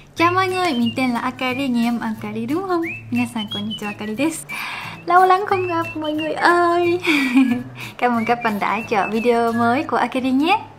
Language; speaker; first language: Vietnamese; non-native, fluent; Japanese